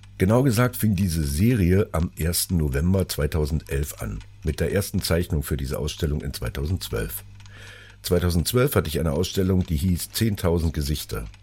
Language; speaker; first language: German; early bilingual, other home language; Finnish